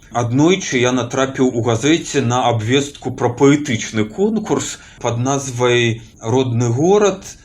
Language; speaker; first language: Belarusian; native; Belarusian